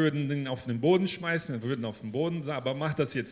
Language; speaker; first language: German; non-native, fluent; Portuguese